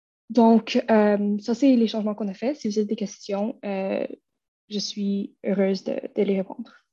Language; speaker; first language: French; native; French